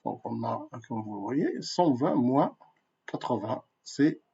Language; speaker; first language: French; non-native, local second language; Arabic